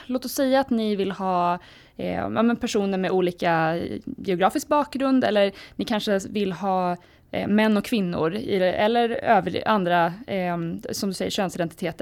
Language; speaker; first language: Swedish; native; Swedish